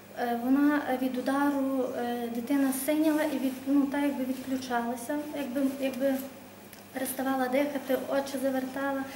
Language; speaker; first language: Ukrainian; native; Ukrainian